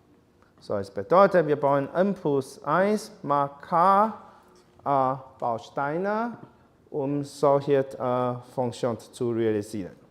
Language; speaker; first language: German; non-native, learner; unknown